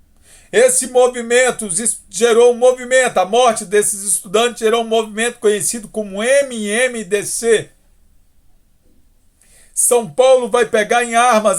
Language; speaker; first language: Portuguese; native; Portuguese